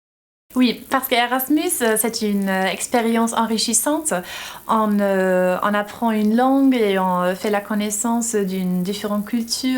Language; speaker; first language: French; non-native, fluent; German